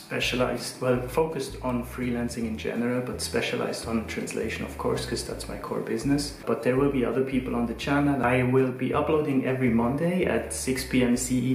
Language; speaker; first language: English; non-native, fluent; Swiss German